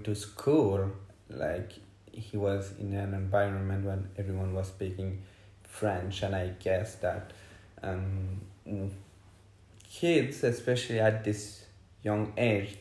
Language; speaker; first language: English; non-native, fluent; French